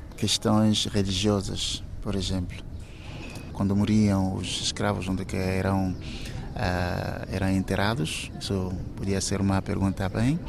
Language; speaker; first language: Portuguese; non-native, fluent; Ewe